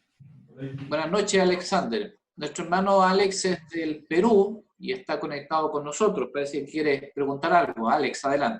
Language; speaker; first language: Spanish; native; Spanish